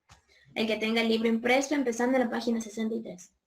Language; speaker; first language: Spanish; native; Spanish